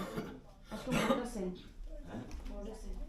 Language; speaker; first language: Turkish; non-native, learner; Filipino